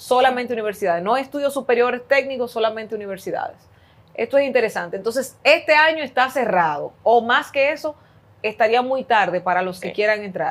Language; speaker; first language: Spanish; native; Spanish